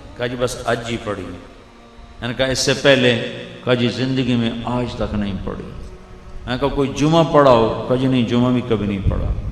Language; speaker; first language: Urdu; non-native, local second language; Punjabi